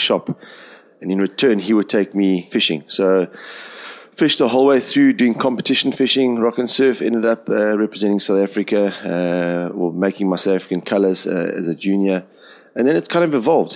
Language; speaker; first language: English; native; English